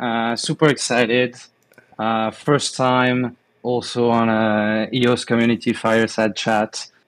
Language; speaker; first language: English; non-native, fluent; French